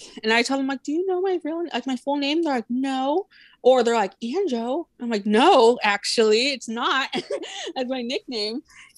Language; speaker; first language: English; native; English